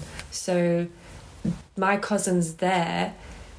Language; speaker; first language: English; native; English